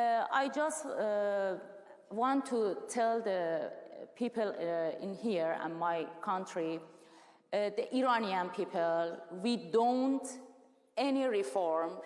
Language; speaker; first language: English; non-native, learner; Persian